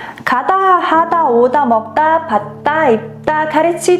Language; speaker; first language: Korean; non-native, fluent; Mongolian